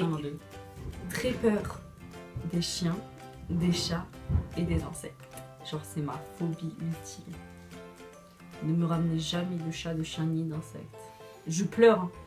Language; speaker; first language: French; native; French